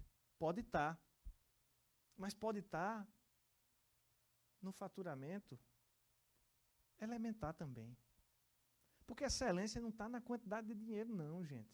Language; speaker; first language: Portuguese; native; Portuguese